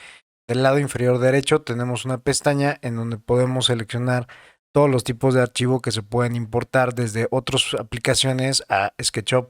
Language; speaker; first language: Spanish; native; Spanish